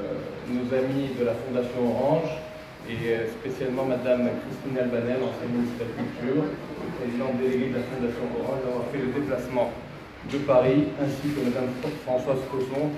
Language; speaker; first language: French; non-native, local second language; Arabic